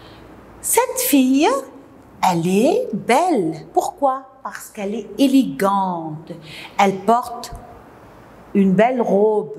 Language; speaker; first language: French; non-native, local second language; Arabic